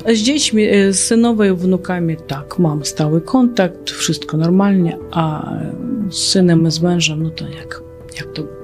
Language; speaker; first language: Polish; non-native, fluent; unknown